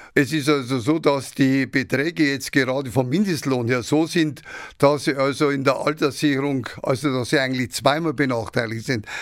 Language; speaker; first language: German; native; German